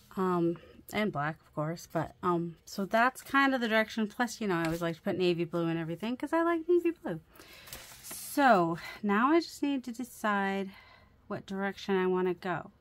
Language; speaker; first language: English; native; English